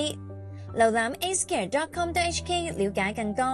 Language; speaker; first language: Chinese; non-native, local second language; Cantonese